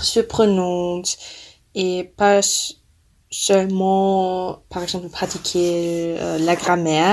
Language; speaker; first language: French; non-native, fluent; German